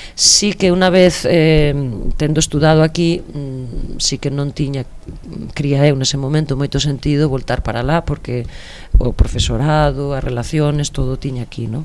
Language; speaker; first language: Galician; non-native, local second language; Spanish